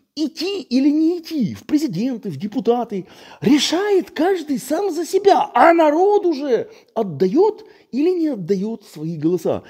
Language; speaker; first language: Russian; native; Russian